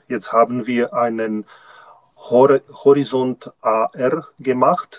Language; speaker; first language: German; non-native, learner; Czech